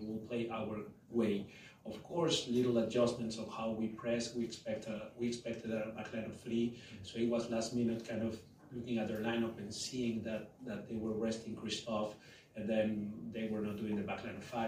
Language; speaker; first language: English; non-native, fluent; Spanish